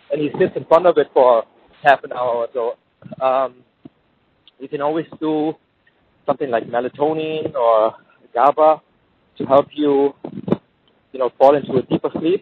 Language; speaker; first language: English; native; English